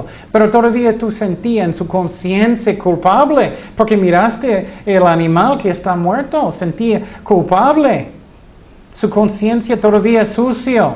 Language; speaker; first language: Spanish; non-native, fluent; English